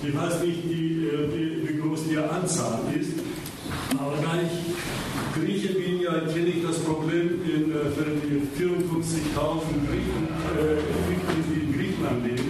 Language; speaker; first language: German; non-native, fluent; Greek